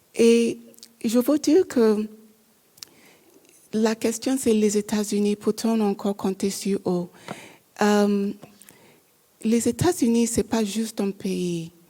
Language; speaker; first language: French; non-native, learner; English